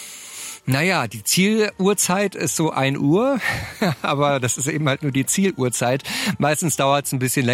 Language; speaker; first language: German; native; German